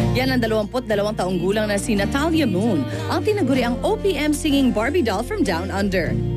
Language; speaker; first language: Filipino; native; Filipino